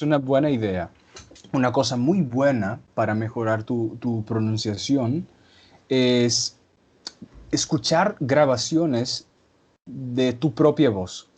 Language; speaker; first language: Spanish; non-native, fluent; Portuguese